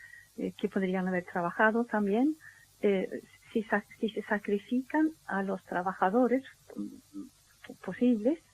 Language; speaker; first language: Spanish; non-native, fluent; Swedish